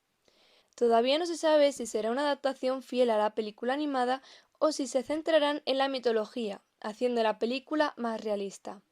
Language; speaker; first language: Spanish; native; Spanish